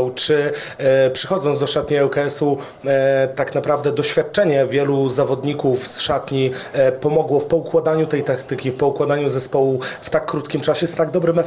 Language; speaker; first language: Polish; native; Polish